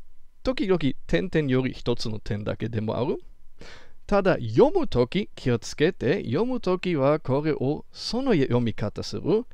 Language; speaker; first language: Japanese; non-native, fluent; German